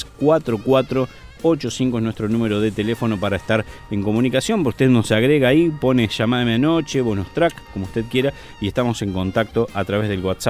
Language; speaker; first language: Spanish; native; Spanish